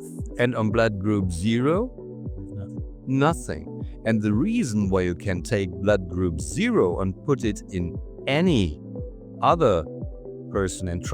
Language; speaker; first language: English; non-native, fluent; German